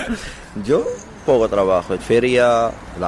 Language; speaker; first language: Spanish; non-native, learner; Arabic